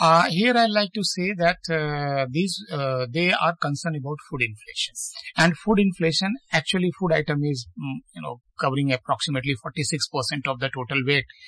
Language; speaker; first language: English; non-native, local second language; Hindi